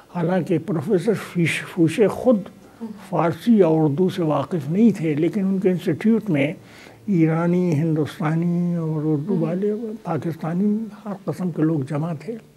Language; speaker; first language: Urdu; native; Urdu